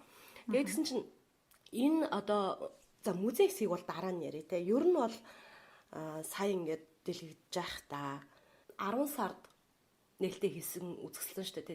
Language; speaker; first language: Mongolian; native; Mongolian